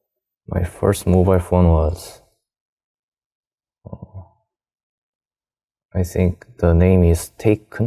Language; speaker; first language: English; non-native, learner; Korean